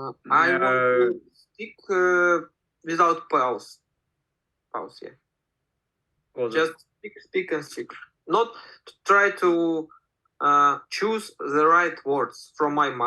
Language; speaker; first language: English; non-native, learner; Russian